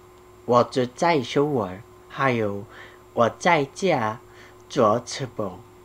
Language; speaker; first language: Chinese; non-native, learner; Korean